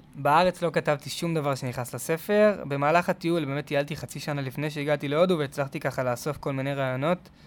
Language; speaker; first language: Hebrew; native; Hebrew